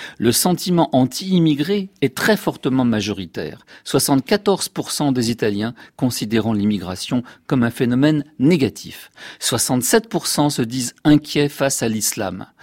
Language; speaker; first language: French; native; French